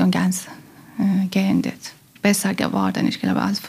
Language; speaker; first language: German; non-native, learner; Persian